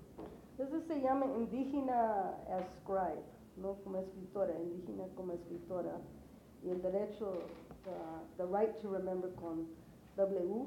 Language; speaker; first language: Spanish; early bilingual, heritage; English